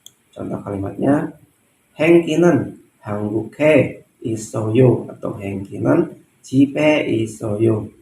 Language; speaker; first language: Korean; non-native, learner; Indonesian